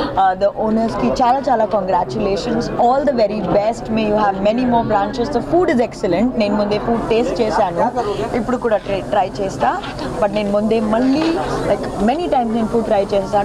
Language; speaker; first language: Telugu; non-native, local second language; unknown